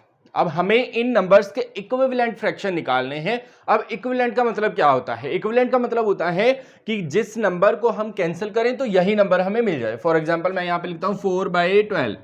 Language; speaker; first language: Hindi; native; Hindi